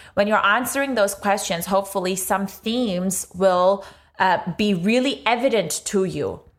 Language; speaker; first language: English; non-native, local second language; Urdu